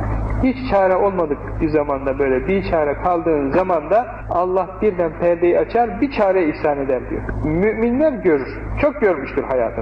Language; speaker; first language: Turkish; native; Turkish